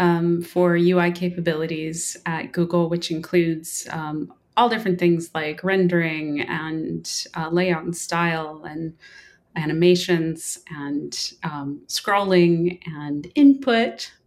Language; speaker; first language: English; native; English